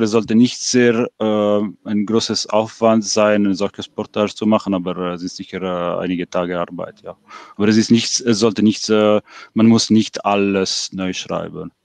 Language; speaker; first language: German; non-native, fluent; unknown